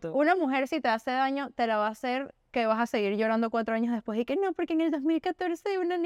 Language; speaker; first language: Spanish; native; Spanish